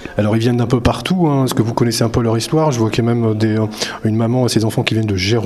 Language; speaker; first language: French; native; French